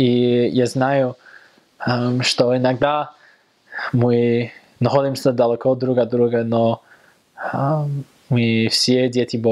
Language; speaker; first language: Russian; non-native, learner; English